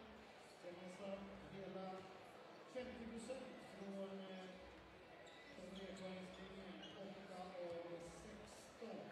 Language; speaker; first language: Swedish; native; Swedish